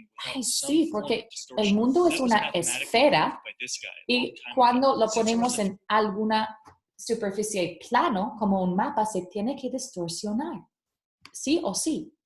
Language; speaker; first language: Spanish; early bilingual, heritage; Spanish